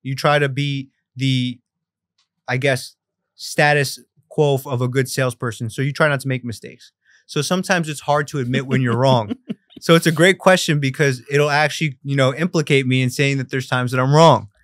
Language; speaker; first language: English; early bilingual, other home language; Spanish